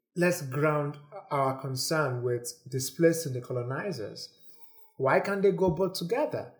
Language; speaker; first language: English; non-native, local second language; Igbo